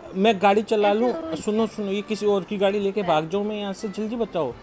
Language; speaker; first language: Hindi; native; Hindi